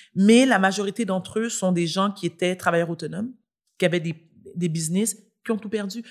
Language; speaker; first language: French; native; French